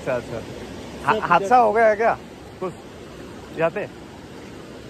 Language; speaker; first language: Hindi; non-native, local second language; Assamese